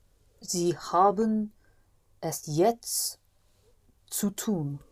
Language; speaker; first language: German; non-native, learner; English